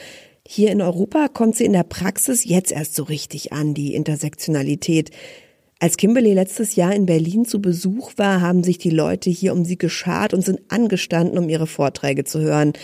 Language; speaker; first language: German; native; German